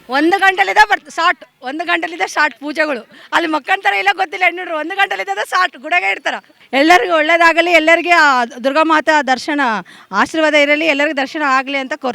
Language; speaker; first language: Kannada; native; Kannada